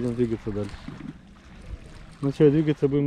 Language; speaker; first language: Russian; native; Russian